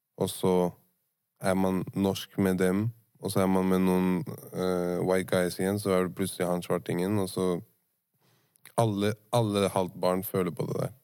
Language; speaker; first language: Norwegian; early bilingual, other home language; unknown